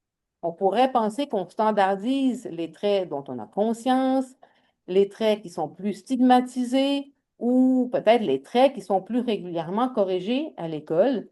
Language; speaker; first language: French; native; French